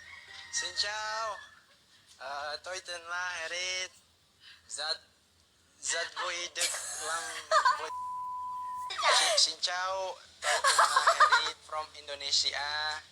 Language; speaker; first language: Vietnamese; non-native, learner; Indonesian